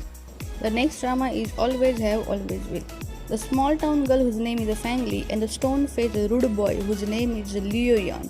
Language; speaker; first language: English; non-native, fluent; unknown